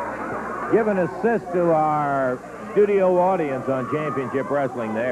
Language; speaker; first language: English; native; English